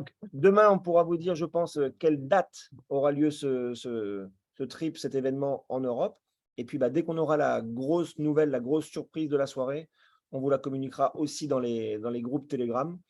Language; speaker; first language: French; native; French